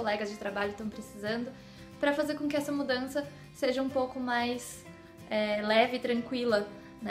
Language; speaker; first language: Portuguese; native; Portuguese